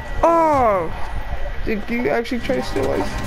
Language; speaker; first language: English; native; English